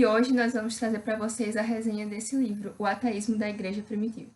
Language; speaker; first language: Portuguese; native; Portuguese